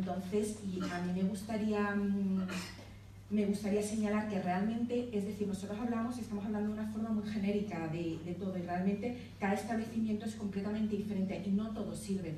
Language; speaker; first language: Spanish; native; Spanish